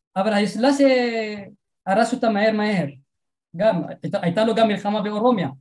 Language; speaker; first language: Hebrew; non-native, fluent; Tigrinya